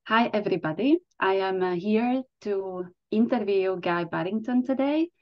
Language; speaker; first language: English; non-native, fluent; Slovak